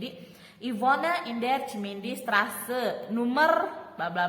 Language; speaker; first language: German; non-native, fluent; Indonesian